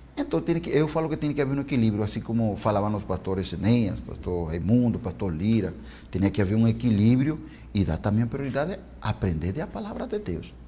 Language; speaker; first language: Portuguese; non-native, fluent; Spanish